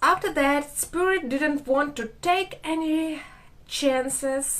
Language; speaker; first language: English; non-native, fluent; Ukrainian